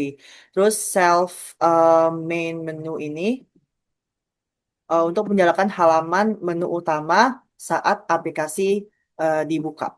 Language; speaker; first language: Indonesian; native; Indonesian